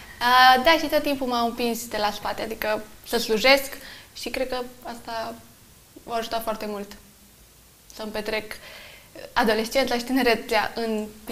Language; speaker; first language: Romanian; native; Romanian